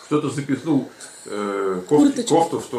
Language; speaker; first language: Russian; native; Russian